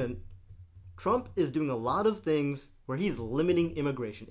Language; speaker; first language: English; native; English